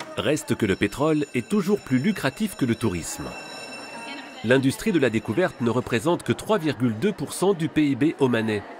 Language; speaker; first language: French; native; French